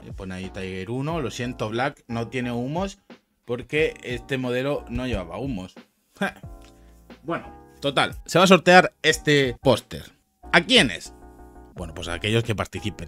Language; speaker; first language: Spanish; native; Spanish